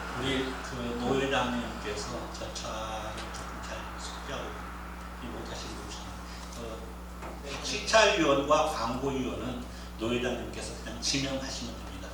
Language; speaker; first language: Korean; native; Korean